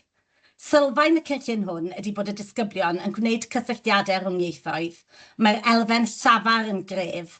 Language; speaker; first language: Welsh; native; Welsh